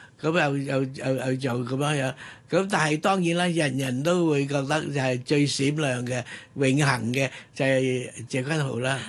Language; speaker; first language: Cantonese; native; Cantonese